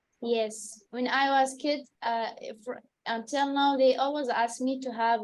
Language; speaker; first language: English; non-native, learner; Arabic